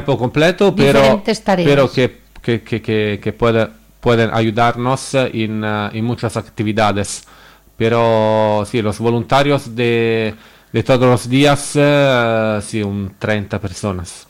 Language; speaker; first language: Spanish; non-native, learner; Italian